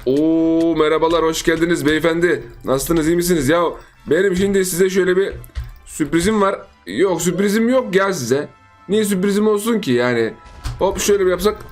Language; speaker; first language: Turkish; native; Turkish